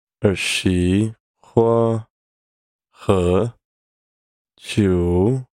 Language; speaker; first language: Chinese; non-native, learner; English